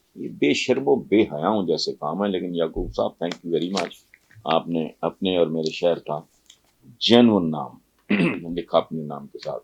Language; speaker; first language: Urdu; non-native, local second language; Punjabi